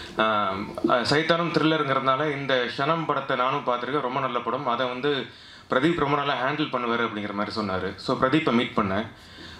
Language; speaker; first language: Tamil; native; Tamil